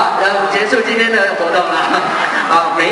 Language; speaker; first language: Chinese; native; Chinese